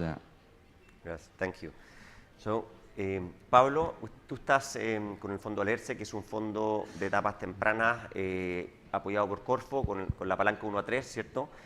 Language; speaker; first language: Spanish; native; Spanish